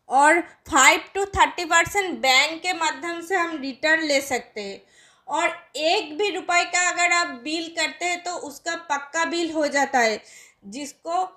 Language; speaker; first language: Hindi; non-native, local second language; Bangla